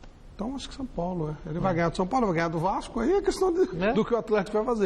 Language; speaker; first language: Portuguese; native; Portuguese